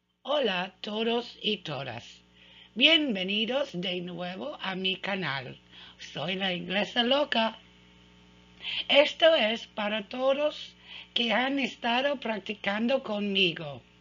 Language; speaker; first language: Spanish; non-native, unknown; English